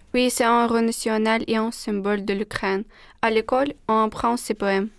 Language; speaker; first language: French; non-native, fluent; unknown